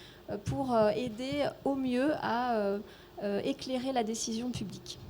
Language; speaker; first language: French; native; French